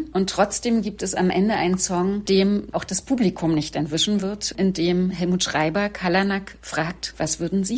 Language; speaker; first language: German; native; German